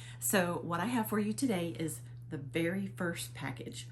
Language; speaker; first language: English; native; English